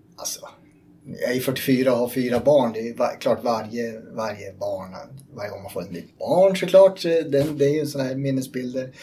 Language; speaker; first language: Swedish; native; Swedish